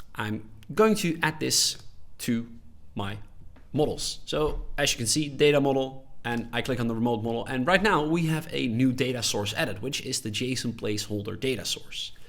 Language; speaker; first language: English; non-native, fluent; Dutch